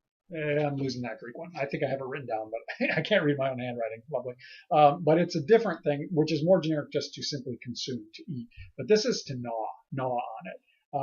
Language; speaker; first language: English; native; English